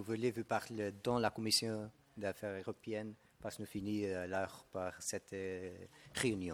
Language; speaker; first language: French; non-native, fluent; Portuguese